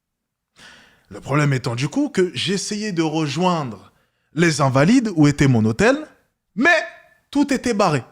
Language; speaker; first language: French; native; French